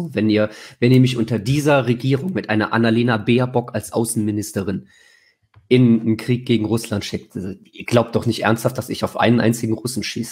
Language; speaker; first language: German; native; German